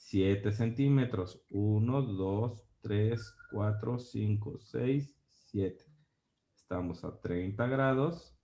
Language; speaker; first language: Spanish; native; Spanish